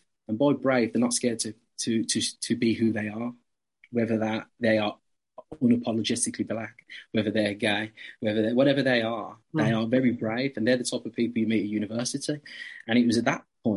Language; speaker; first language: English; native; English